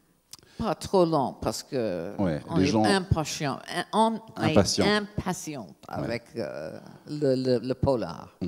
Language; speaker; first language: French; non-native, fluent; English